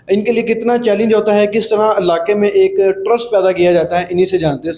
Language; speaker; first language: Urdu; non-native, local second language; Punjabi